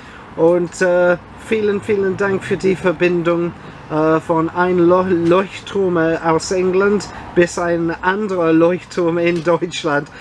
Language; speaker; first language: German; non-native, learner; English